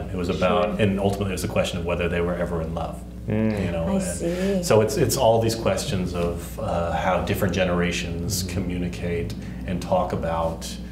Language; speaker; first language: English; native; English